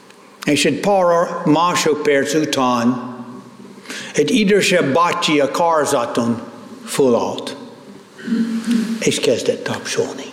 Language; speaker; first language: Hungarian; non-native, fluent; English